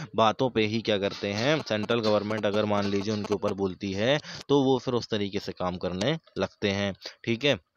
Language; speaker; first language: Hindi; native; Hindi